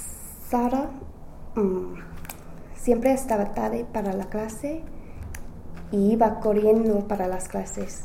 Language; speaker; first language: Spanish; non-native, learner; English